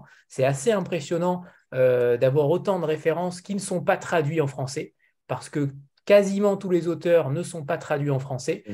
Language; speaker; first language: French; native; French